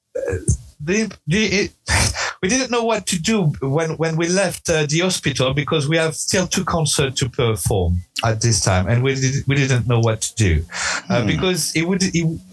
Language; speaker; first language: English; non-native, fluent; French